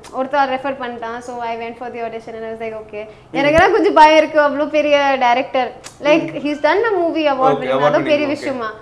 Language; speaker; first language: Tamil; non-native, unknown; Hindi